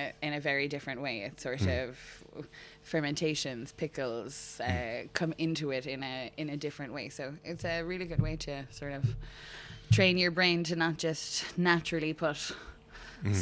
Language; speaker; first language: English; native; English